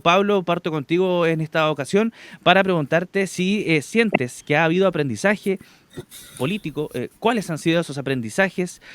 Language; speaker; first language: Spanish; native; Spanish